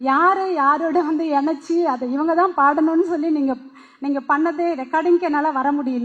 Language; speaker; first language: Tamil; native; Tamil